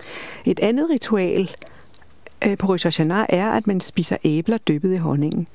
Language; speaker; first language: Danish; native; Danish